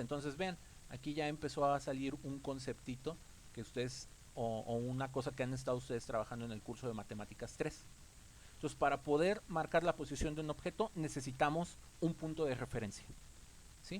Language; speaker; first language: Spanish; native; Spanish